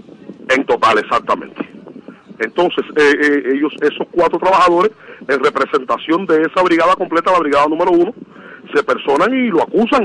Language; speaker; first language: Spanish; native; Spanish